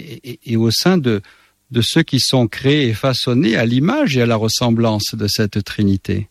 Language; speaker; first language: French; native; French